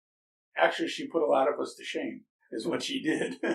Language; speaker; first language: English; native; English